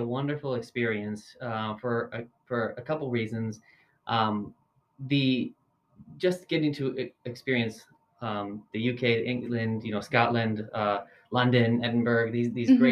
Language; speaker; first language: English; native; English